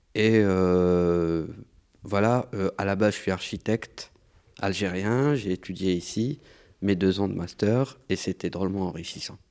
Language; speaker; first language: French; non-native, local second language; Arabic